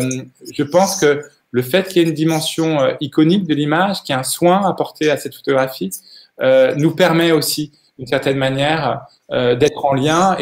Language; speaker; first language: French; native; French